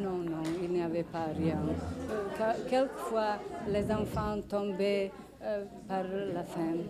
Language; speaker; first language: French; non-native, learner; Bosnian